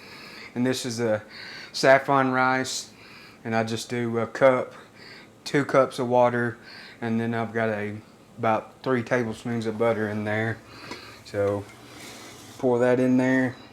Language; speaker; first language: English; native; English